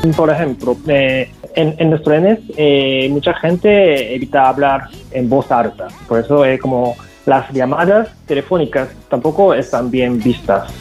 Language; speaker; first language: Spanish; non-native, fluent; Japanese